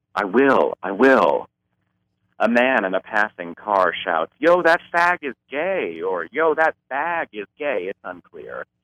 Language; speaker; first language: English; native; English